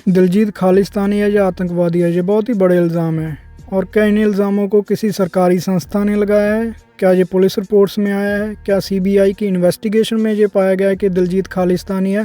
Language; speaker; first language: Hindi; non-native, local second language; Punjabi